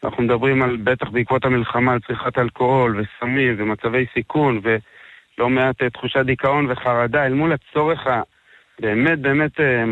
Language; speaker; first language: Hebrew; native; Hebrew